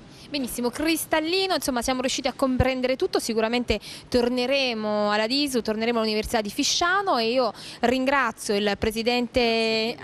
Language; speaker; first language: Italian; native; Italian